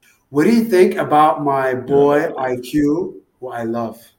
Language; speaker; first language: English; early bilingual, other home language; Arabic